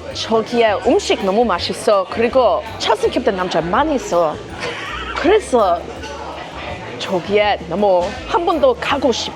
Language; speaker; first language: Korean; non-native, learner; English